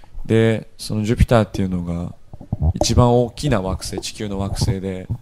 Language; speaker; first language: Japanese; native; Japanese